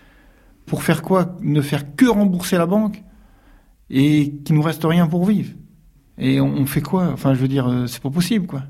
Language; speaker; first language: French; native; French